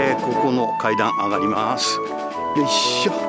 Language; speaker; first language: Japanese; native; Japanese